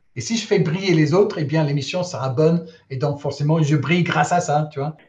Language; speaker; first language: French; non-native, fluent; English